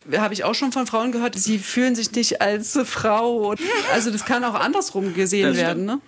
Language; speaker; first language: German; native; German